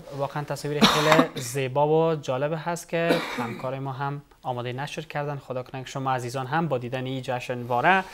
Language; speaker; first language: Persian; native; Persian